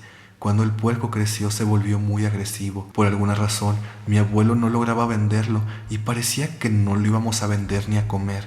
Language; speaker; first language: Spanish; native; Spanish